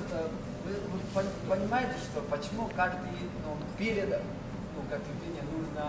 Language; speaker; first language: Russian; non-native, learner; Chinese